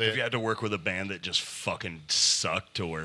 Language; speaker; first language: English; native; English